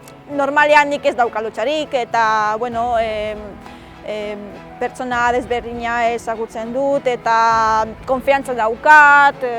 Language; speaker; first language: Basque; non-native, learner; Romanian